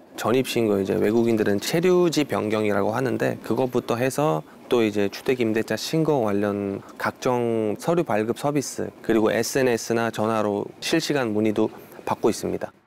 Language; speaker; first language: Korean; non-native, fluent; Uzbek